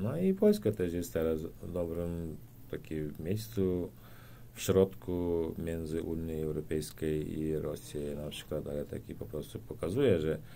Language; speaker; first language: Polish; non-native, learner; Turkmen